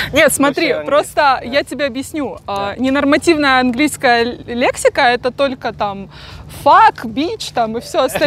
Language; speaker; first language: Russian; early bilingual, other home language; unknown